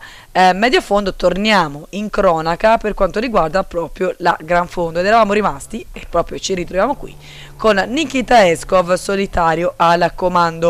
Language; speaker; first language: Italian; native; Italian